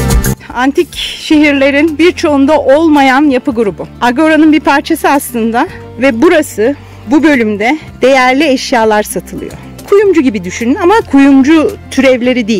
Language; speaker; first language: Turkish; native; Turkish